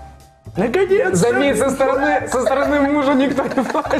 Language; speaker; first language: Russian; native; Russian